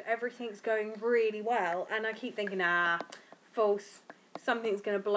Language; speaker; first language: English; native; English